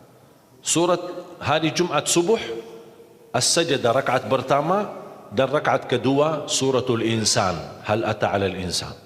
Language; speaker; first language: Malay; non-native, fluent; Arabic